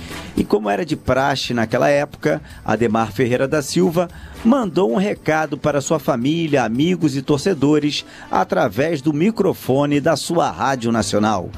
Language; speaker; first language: Portuguese; native; Portuguese